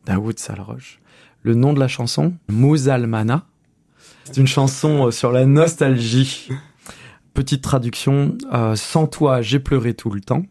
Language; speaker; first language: French; native; French